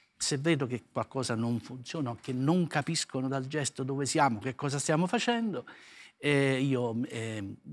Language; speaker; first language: Italian; native; Italian